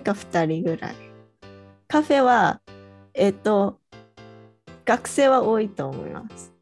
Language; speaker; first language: Japanese; early bilingual, heritage; Japanese